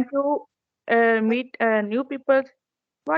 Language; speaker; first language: English; non-native, learner; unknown